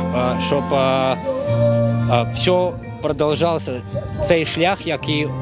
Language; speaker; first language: Ukrainian; non-native, learner; Latvian